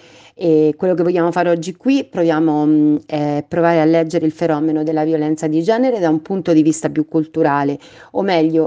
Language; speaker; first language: Italian; native; Italian